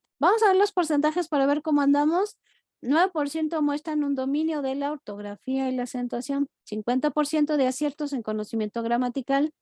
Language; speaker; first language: Spanish; native; Spanish